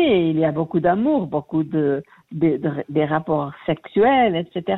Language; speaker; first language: French; non-native, learner; Portuguese